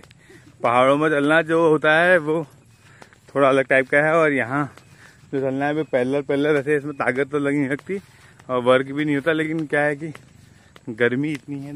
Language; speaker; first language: Hindi; native; Hindi